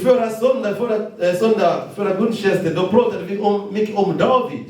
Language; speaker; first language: Swedish; non-native, fluent; Lingala